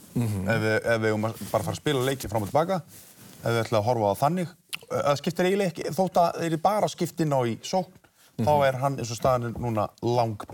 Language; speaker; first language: Icelandic; native; Icelandic